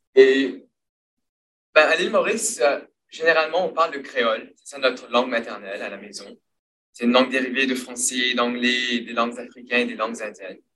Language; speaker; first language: French; non-native, local second language; Morisyen